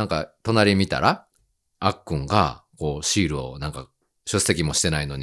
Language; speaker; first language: Japanese; native; Japanese